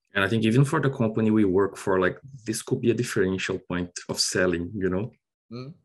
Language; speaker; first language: English; non-native, fluent; Portuguese